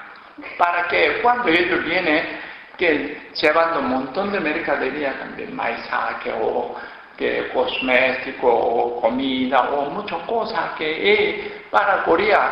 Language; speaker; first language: Spanish; non-native, learner; Korean